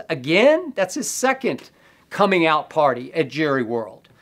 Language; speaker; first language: English; native; English